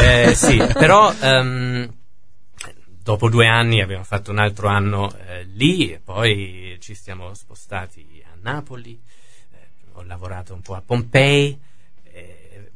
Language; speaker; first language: Italian; non-native, fluent; German